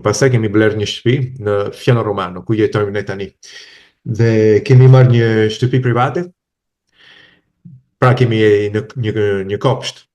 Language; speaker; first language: Albanian; non-native, fluent; Italian